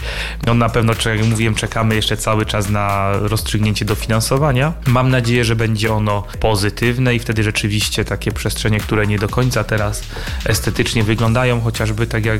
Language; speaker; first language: Polish; native; Polish